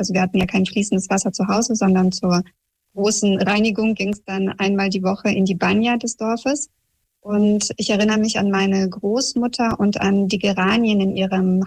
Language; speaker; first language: German; early bilingual, other home language; Russian